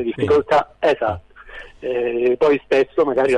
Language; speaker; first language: Italian; native; Italian